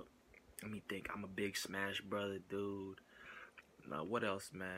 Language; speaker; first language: English; native; English